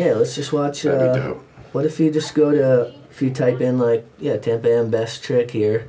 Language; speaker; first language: English; native; English